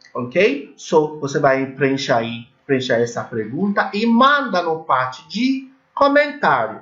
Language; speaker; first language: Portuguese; non-native, learner; English